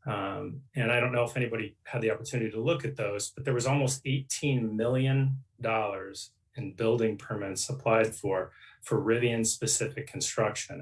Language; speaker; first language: English; native; English